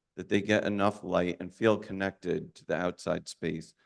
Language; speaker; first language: English; native; English